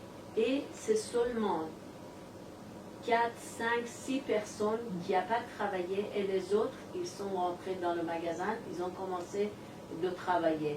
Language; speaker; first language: French; non-native, learner; Persian